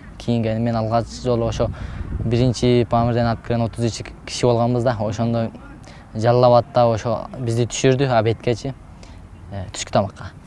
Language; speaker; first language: Kyrgyz; early bilingual, heritage; Kyrgyz